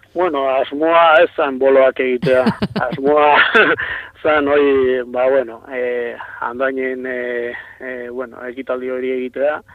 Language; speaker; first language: Basque; non-native, local second language; Spanish